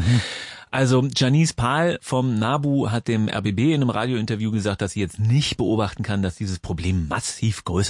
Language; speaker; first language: German; native; German